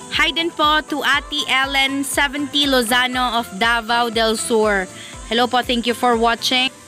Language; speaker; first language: Filipino; non-native, local second language; Cebuano